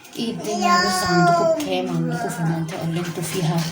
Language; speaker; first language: Arabic; native; Arabic